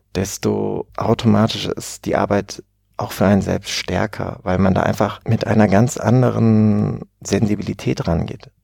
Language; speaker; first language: German; native; German